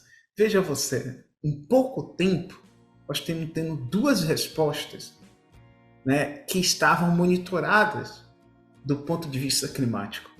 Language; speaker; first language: Portuguese; native; Portuguese